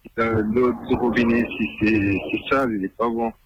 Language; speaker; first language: French; non-native, learner; Arabic